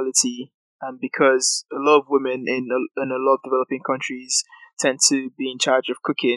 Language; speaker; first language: English; non-native, local second language; Yoruba